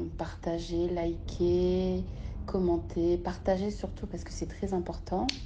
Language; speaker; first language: French; early bilingual, other home language; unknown